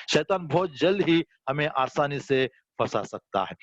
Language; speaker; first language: Hindi; non-native, local second language; Marathi